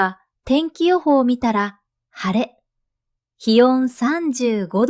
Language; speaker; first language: Japanese; non-native, fluent; Vietnamese